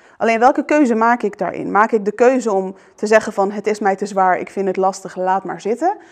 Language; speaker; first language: Dutch; early bilingual, other home language; Arabic